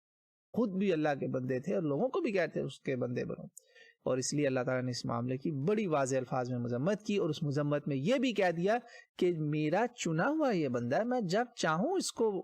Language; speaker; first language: Urdu; native; Urdu